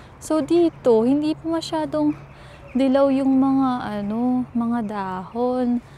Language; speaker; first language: Filipino; native; Filipino